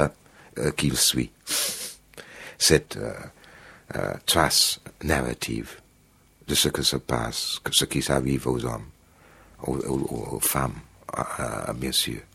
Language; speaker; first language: French; non-native, fluent; English